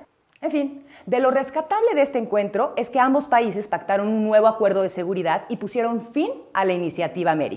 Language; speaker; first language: Spanish; native; Spanish